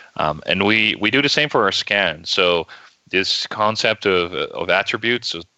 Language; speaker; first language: English; non-native, fluent; Dutch